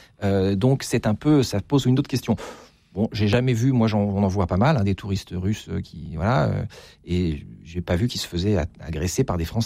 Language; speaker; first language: French; native; French